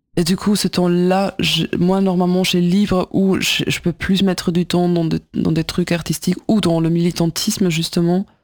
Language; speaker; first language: French; non-native, fluent; German